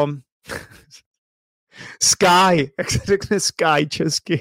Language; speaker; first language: Czech; native; Czech